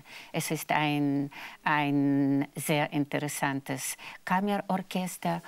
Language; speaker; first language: German; non-native, fluent; Russian